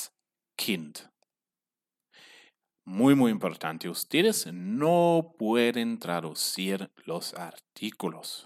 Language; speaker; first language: Spanish; non-native, fluent; German